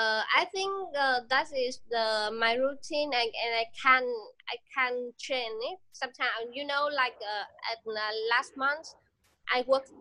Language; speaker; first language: English; non-native, learner; Vietnamese